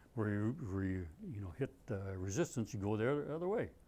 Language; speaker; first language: English; native; English